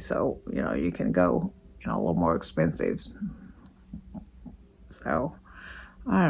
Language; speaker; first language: English; native; English